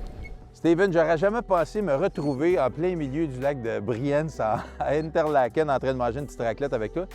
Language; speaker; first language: French; native; French